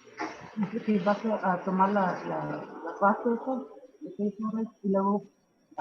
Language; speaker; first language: Spanish; early bilingual, heritage; Spanish